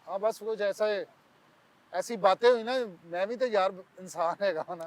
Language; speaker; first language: Urdu; non-native, local second language; Punjabi